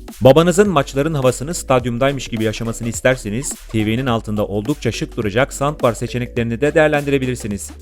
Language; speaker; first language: Turkish; native; Turkish